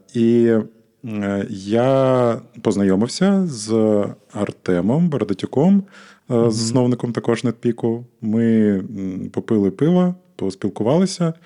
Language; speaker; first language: Ukrainian; non-native, local second language; Russian